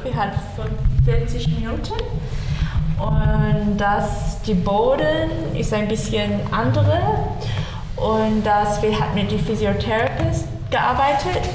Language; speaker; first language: German; non-native, learner; English